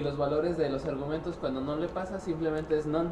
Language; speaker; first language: Spanish; native; Spanish